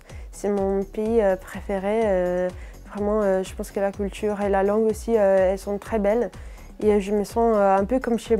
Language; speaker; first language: French; non-native, fluent; Italian